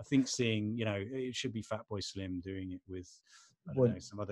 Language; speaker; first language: English; native; English